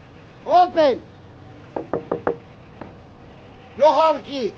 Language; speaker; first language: English; non-native, learner; Greek